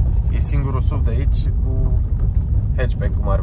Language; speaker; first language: Romanian; native; Romanian